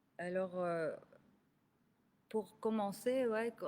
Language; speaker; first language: French; non-native, local second language; Arabic